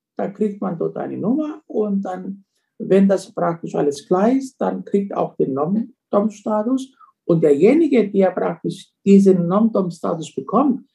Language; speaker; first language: German; non-native, fluent; Greek